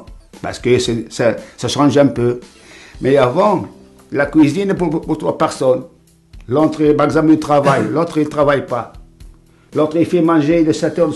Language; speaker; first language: French; non-native, learner; Arabic